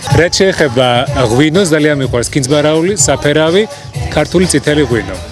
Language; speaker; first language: Georgian; early bilingual, heritage; Georgian